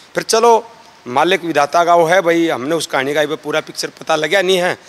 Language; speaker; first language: Hindi; native; Hindi